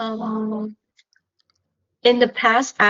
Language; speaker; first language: English; non-native, learner; Vietnamese